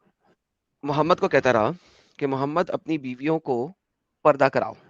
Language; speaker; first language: Hindi; native; Hindi